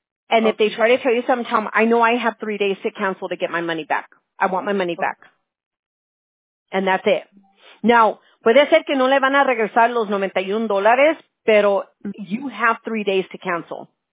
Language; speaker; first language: English; early bilingual, other home language; Spanish